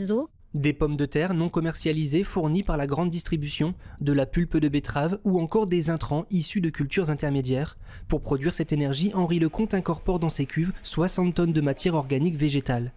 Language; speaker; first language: French; native; French